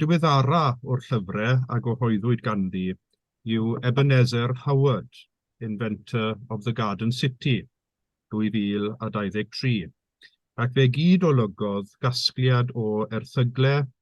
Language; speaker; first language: Welsh; native; Welsh